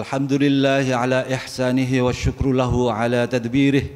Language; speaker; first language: Arabic; non-native, fluent; Indonesian